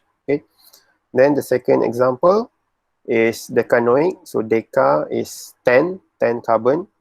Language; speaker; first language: English; non-native, local second language; Malay